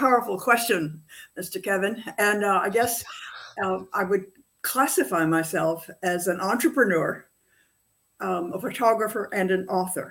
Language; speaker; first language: English; native; English